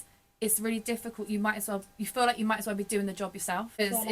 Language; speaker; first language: English; native; English